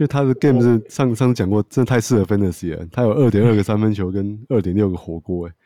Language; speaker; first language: Chinese; native; Chinese